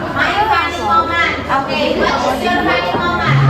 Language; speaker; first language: English; non-native, learner; Indonesian